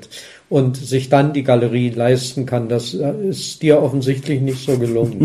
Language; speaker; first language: German; native; German